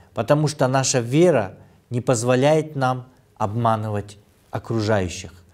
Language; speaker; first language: Russian; non-native, local second language; Kyrgyz